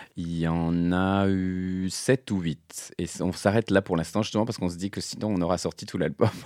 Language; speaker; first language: French; native; French